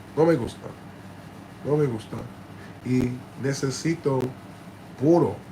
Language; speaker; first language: Spanish; non-native, learner; English